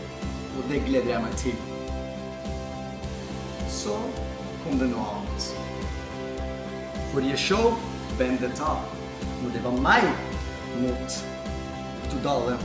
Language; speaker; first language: Norwegian; non-native, fluent; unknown